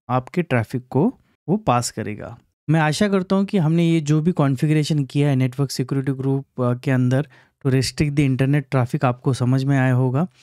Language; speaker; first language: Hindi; non-native, local second language; Marathi